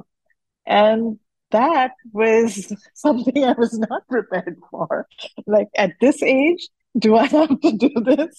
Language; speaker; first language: English; non-native, local second language; Hindi